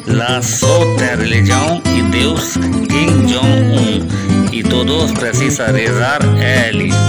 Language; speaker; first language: Portuguese; non-native, learner; Hindi